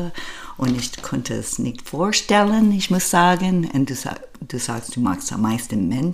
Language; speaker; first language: German; non-native, learner; English